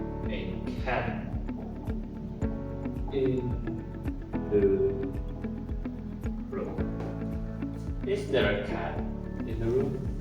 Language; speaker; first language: English; non-native, learner; Indonesian